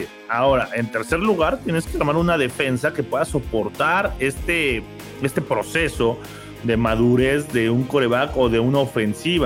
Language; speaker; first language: Spanish; native; Spanish